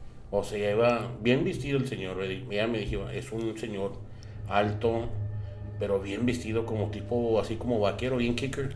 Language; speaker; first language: Spanish; early bilingual, heritage; Spanish